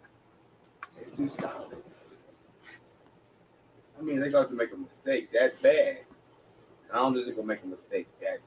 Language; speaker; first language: English; native; English